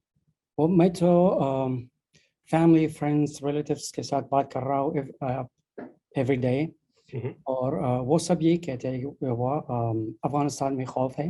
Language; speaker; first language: Hindi; non-native, learner; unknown